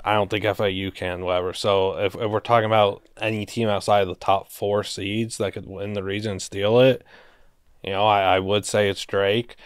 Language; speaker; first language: English; native; English